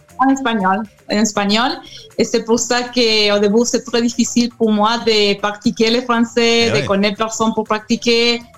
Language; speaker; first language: French; non-native, learner; Spanish